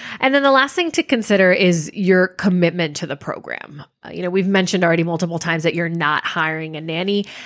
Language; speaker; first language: English; native; English